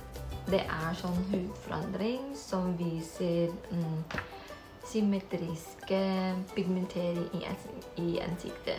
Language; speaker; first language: Norwegian; non-native, fluent; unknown